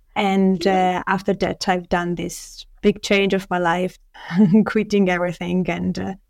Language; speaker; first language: English; non-native, fluent; Italian